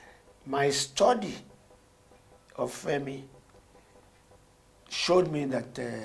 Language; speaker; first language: English; non-native, local second language; Yoruba